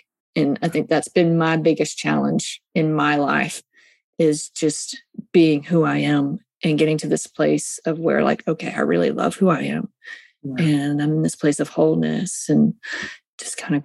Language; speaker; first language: English; native; English